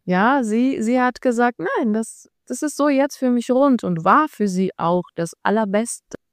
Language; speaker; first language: German; non-native, fluent; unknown